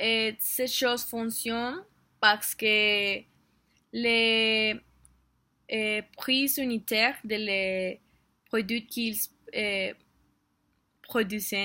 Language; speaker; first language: French; non-native, learner; Spanish